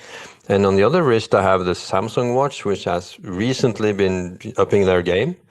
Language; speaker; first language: English; non-native, fluent; Norwegian